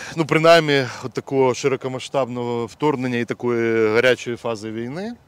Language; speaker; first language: Ukrainian; native; Ukrainian